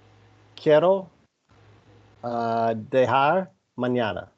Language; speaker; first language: Spanish; non-native, learner; English